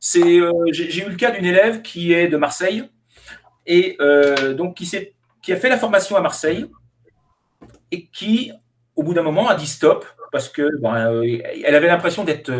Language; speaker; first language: French; native; French